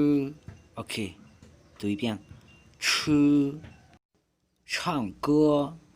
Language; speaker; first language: Chinese; non-native, fluent; Hmong